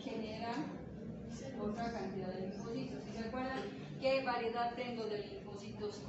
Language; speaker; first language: Spanish; native; Spanish